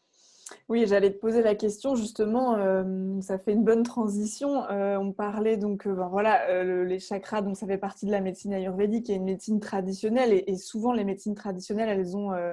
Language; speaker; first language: French; native; French